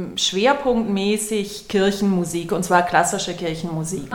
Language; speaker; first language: German; native; German